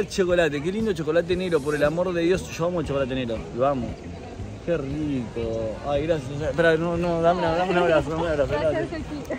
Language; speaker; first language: Spanish; native; Spanish